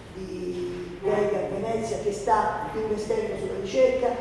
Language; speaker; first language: Italian; native; Italian